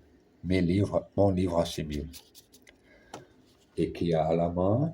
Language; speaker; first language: French; non-native, learner; German